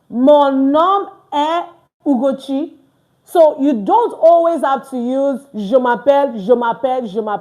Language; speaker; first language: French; non-native, fluent; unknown